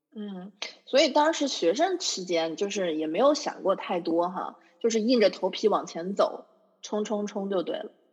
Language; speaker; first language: Chinese; native; Chinese